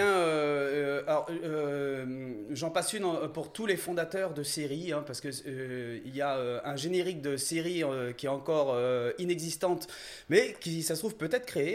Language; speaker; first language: French; native; French